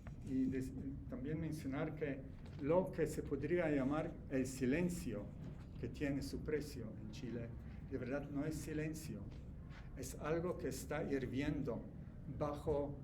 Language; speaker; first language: Spanish; non-native, fluent; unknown